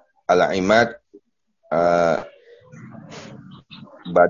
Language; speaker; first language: Arabic; non-native, learner; Indonesian